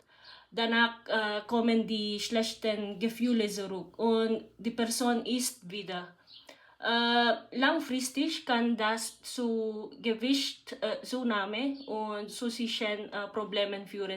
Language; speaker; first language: German; non-native, learner; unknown